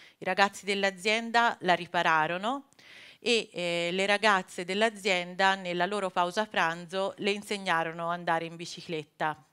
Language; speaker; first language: Italian; native; Italian